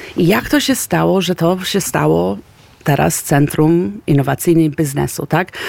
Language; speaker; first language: Polish; early bilingual, heritage; Polish